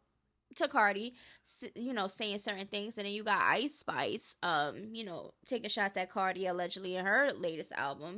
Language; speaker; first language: English; native; English